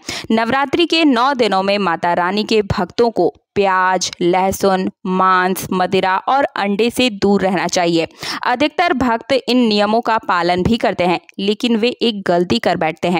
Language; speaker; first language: Hindi; native; Hindi